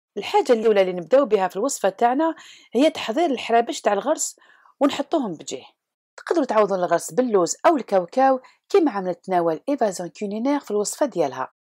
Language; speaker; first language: Arabic; native; Arabic